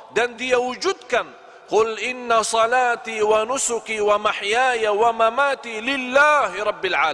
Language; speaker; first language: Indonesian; non-native, fluent; Arabic